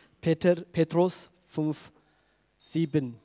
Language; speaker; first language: German; non-native, learner; Tigrinya